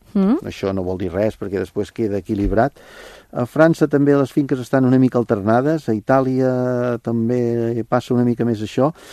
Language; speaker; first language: Catalan; native; Catalan